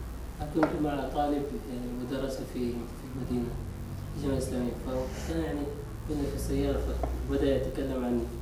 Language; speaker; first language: Arabic; non-native, fluent; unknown